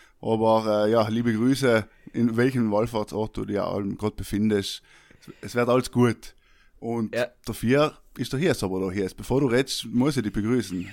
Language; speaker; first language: German; native; German